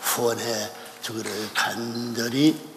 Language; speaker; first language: Korean; native; Korean